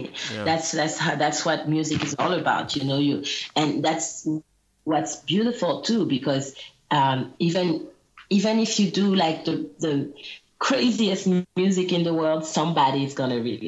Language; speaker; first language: English; non-native, fluent; Guadeloupean Creole French